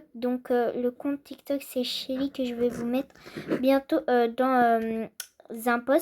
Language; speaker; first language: French; native; French